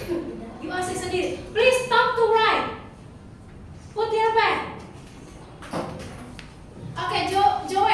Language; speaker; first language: English; non-native, learner; Indonesian